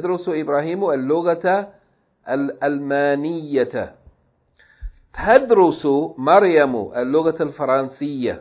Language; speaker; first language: Arabic; non-native, fluent; English